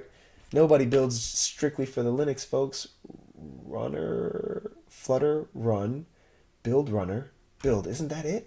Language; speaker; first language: English; native; English